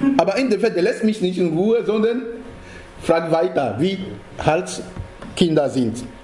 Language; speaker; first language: German; non-native, fluent; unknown